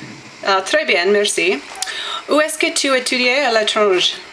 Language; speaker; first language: French; non-native, learner; English